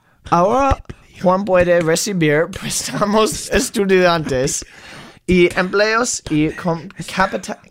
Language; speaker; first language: Spanish; non-native, learner; English